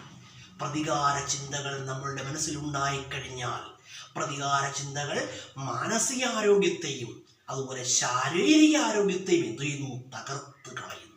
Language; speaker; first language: Malayalam; native; Malayalam